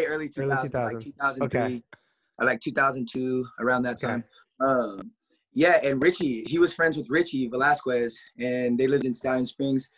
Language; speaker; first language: English; native; English